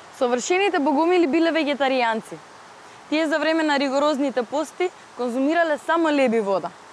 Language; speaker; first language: Macedonian; native; Macedonian